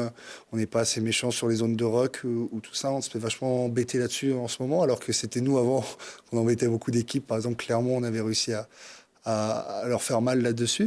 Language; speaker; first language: French; native; French